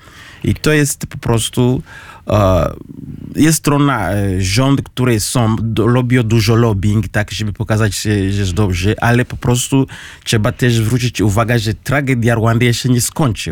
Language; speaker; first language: Polish; non-native, learner; Kinyarwanda